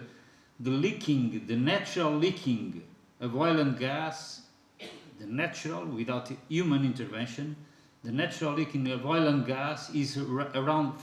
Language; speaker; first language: English; non-native, fluent; Portuguese